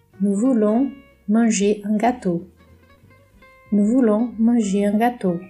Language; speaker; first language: French; non-native, fluent; Portuguese